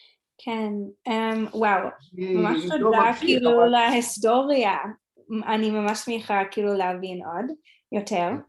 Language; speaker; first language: Hebrew; non-native, learner; English